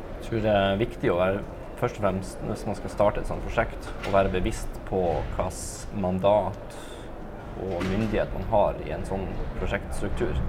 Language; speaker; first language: Norwegian; native; Norwegian